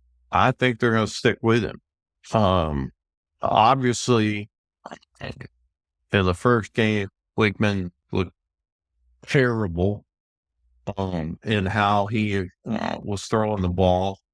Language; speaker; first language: English; native; English